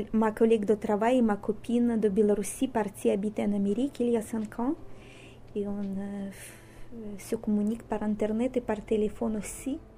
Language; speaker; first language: French; non-native, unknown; Russian